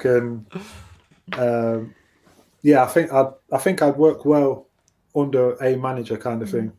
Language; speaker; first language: English; native; English